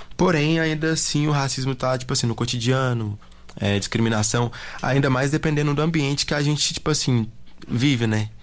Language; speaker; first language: Portuguese; native; Portuguese